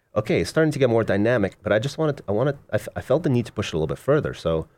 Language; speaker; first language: English; early bilingual, other home language; Russian